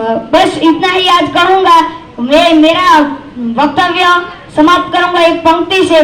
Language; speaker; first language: Hindi; non-native, local second language; Gujarati